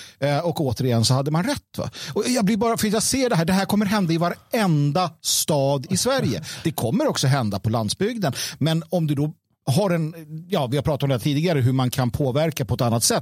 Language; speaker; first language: Swedish; native; Swedish